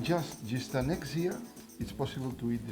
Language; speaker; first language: English; non-native, learner; Catalan